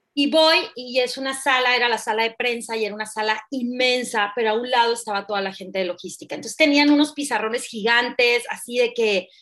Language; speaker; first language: Spanish; native; Spanish